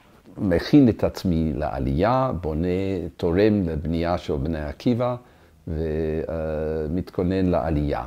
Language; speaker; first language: Hebrew; non-native, fluent; English